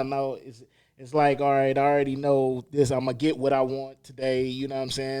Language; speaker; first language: English; native; English